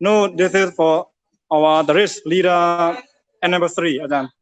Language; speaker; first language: English; non-native, learner; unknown